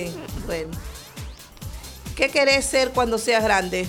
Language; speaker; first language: Spanish; native; Spanish